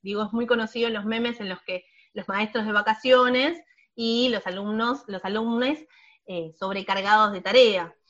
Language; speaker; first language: Spanish; native; Spanish